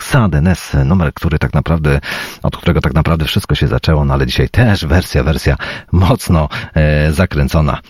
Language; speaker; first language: Polish; native; Polish